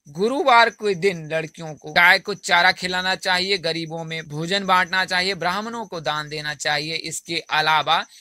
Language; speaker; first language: Hindi; native; Hindi